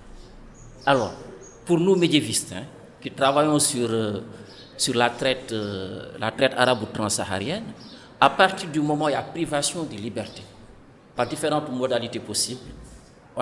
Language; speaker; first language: French; non-native, local second language; Fula